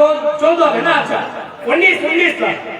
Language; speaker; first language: Bangla; non-native, local second language; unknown